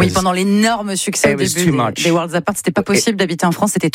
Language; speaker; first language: French; native; French